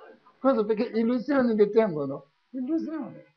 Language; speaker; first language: Italian; non-native, learner; Tibetan